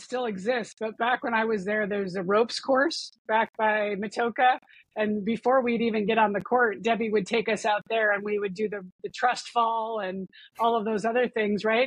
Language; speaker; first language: English; native; English